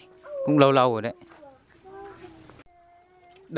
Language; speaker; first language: Vietnamese; native; Vietnamese